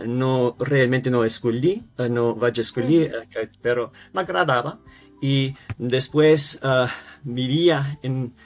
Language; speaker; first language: Spanish; non-native, fluent; English